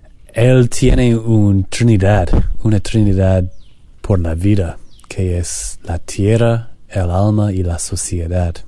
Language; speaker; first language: Spanish; non-native, learner; English